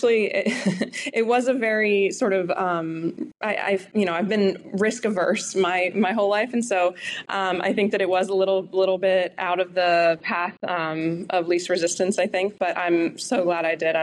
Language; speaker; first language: English; native; English